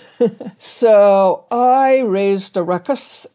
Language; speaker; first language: English; native; English